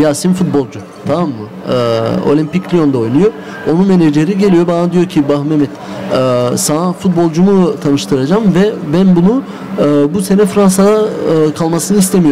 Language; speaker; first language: Turkish; early bilingual, heritage; Turkish